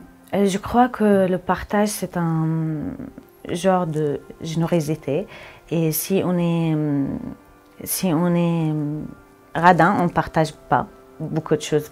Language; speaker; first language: French; non-native, fluent; Arabic